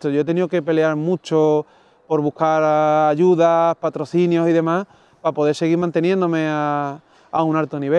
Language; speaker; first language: Spanish; native; Spanish